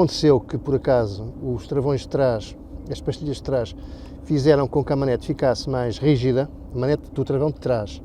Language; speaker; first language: Portuguese; native; Portuguese